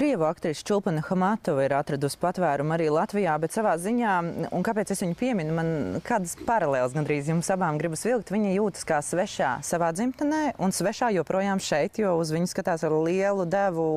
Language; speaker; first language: Latvian; native; Latvian